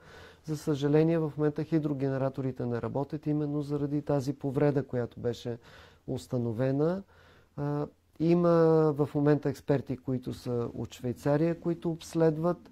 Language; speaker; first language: Bulgarian; native; Bulgarian